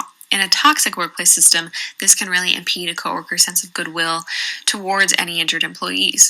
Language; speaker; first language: English; native; English